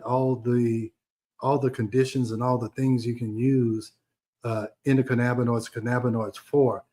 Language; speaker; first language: English; native; English